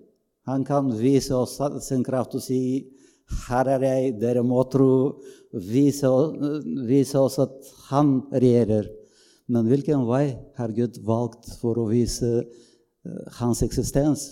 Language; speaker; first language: Norwegian; non-native, fluent; Bulgarian